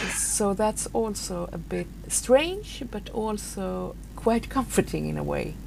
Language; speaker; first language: English; non-native, fluent; Swedish